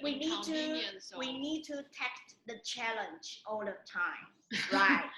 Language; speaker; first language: English; non-native, learner; Chinese